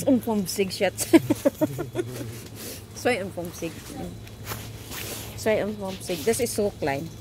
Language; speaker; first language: German; non-native, learner; Filipino